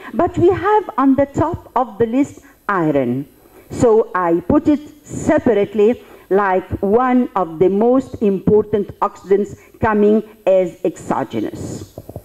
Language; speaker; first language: English; non-native, fluent; Arabic